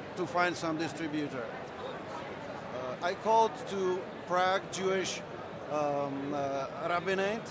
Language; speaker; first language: English; non-native, learner; Czech